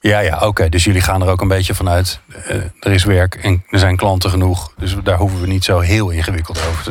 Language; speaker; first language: Dutch; native; Dutch